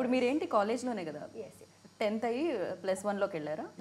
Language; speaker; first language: Telugu; native; Telugu